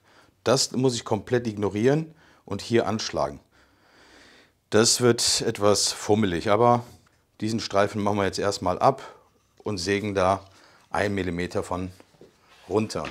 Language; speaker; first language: German; native; German